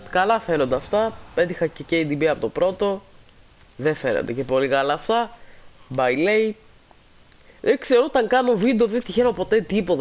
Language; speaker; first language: Greek; native; Greek